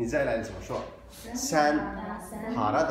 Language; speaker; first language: Chinese; non-native, fluent; Azerbaijani